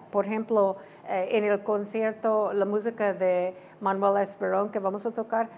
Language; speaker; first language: Spanish; early bilingual, heritage; Spanish